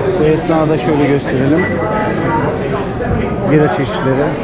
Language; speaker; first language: Turkish; native; Turkish